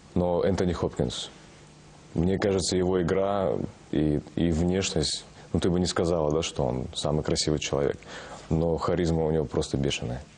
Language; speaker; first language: Russian; non-native, local second language; Kazakh